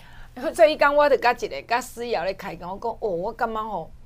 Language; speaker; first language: Min Nan Chinese; native; Min Nan Chinese